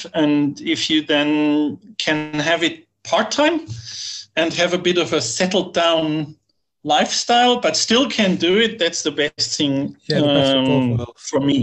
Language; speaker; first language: English; non-native, fluent; German